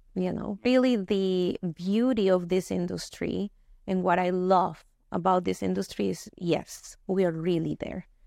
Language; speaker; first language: English; non-native, fluent; Spanish